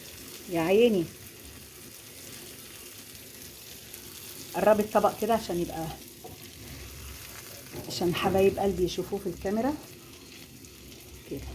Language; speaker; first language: Arabic; native; Arabic